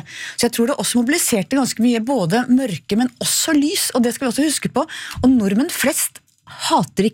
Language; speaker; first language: Norwegian; native; Norwegian